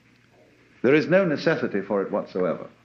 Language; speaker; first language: English; native; English